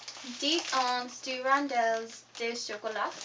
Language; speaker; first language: French; non-native, learner; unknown